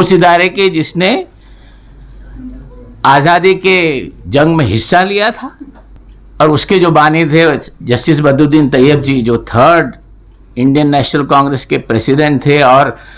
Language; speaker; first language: Hindi; native; Hindi